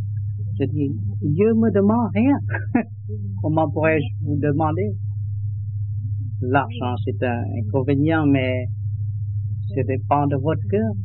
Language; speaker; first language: French; non-native, learner; Vietnamese